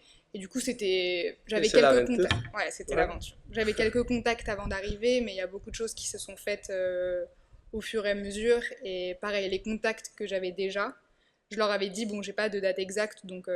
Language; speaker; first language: French; native; French